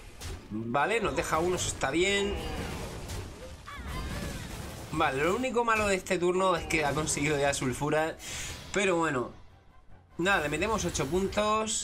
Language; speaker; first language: Spanish; native; Spanish